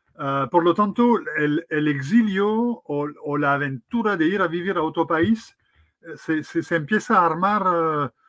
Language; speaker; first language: Spanish; non-native, fluent; French